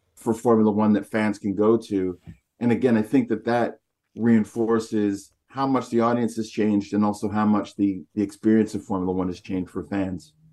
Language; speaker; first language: English; native; English